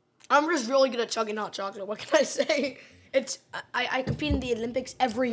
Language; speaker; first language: English; native; English